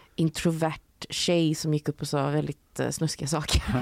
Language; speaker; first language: Swedish; native; Swedish